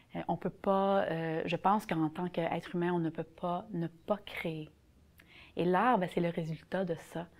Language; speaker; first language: French; early bilingual, other home language; Polish